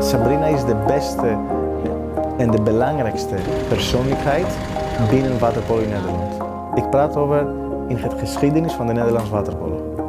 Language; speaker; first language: Dutch; non-native, fluent; Greek